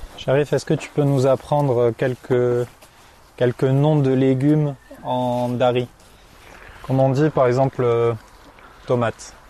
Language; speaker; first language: French; native; French